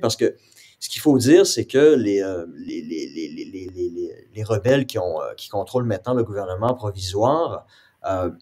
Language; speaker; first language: French; native; French